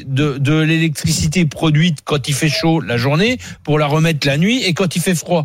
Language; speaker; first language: French; native; French